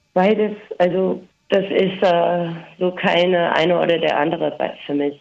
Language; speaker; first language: German; non-native, fluent; English